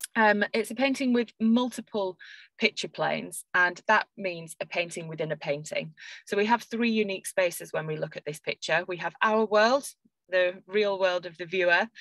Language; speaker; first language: English; native; English